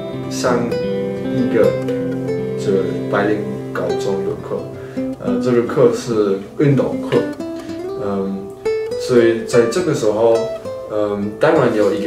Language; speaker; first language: Chinese; non-native, fluent; German